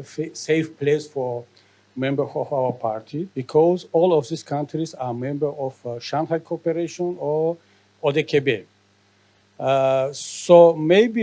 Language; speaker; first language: English; non-native, learner; Tajik